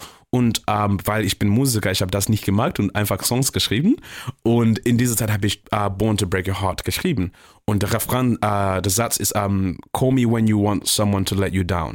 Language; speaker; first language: German; non-native, fluent; English